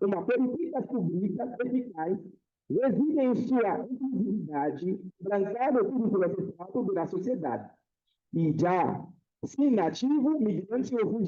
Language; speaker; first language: Portuguese; non-native, fluent; Haitian Creole